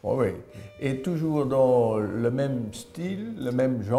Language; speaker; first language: French; non-native, learner; Dutch